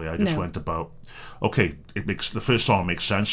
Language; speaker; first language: English; native; English